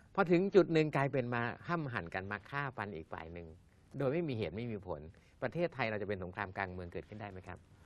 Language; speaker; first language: Thai; native; Thai